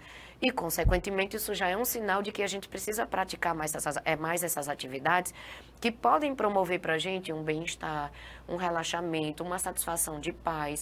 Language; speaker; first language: Portuguese; native; Portuguese